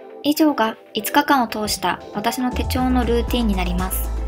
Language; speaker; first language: Japanese; native; Japanese